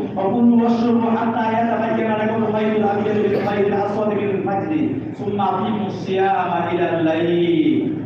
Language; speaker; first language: Arabic; non-native, fluent; Bangla